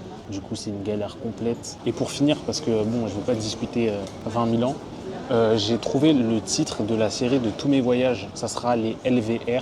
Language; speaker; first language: French; native; French